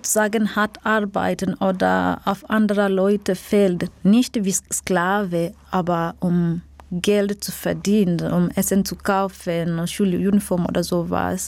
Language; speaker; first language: German; non-native, fluent; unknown